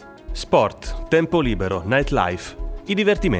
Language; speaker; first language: Italian; native; Italian